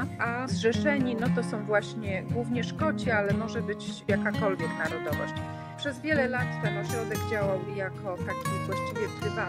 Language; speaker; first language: Polish; native; Polish